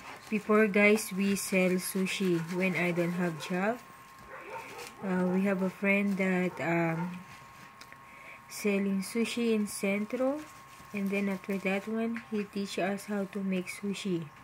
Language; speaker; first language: English; non-native, local second language; Filipino